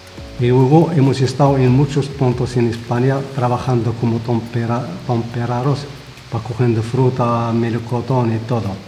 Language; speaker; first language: Spanish; non-native, fluent; Arabic